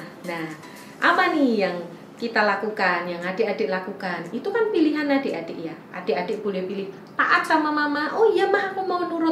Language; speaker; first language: Indonesian; native; Indonesian